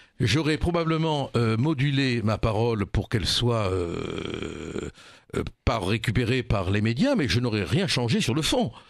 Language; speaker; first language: French; native; French